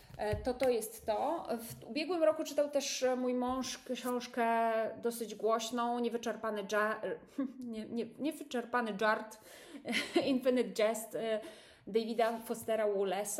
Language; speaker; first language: Polish; native; Polish